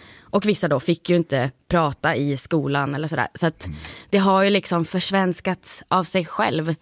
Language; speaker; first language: Swedish; native; Swedish